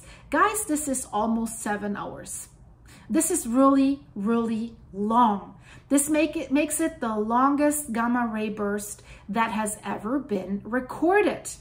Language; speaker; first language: English; non-native, fluent; German